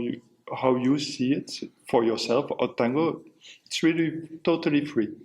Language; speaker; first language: English; non-native, fluent; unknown